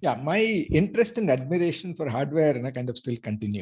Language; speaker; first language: English; non-native, local second language; Tamil